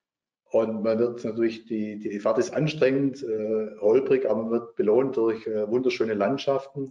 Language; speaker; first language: German; native; German